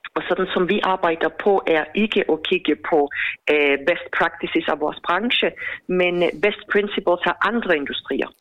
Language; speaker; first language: Danish; non-native, fluent; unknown